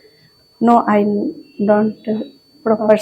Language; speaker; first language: English; non-native, learner; Hindi